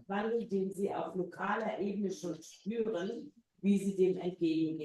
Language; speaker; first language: German; native; German